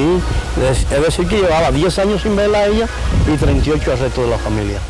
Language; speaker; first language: Spanish; native; Spanish